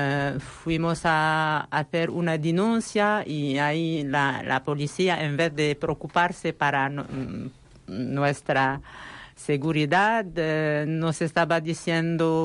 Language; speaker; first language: Spanish; non-native, learner; Arabic